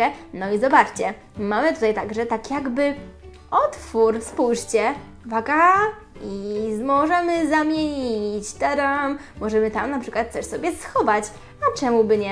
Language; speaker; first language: Polish; native; Polish